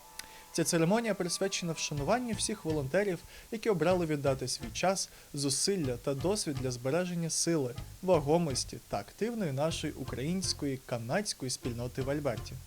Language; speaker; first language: Ukrainian; native; Ukrainian